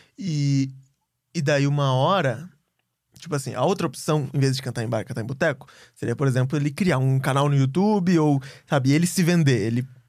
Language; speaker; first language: Portuguese; native; Portuguese